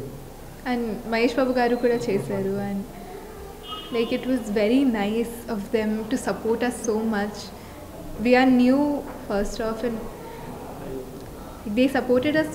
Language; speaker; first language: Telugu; non-native, fluent; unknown